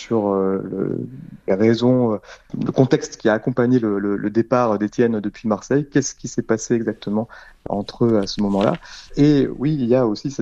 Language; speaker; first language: French; native; French